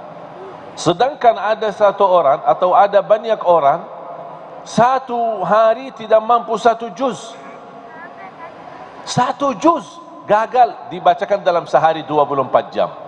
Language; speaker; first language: Indonesian; non-native, fluent; Arabic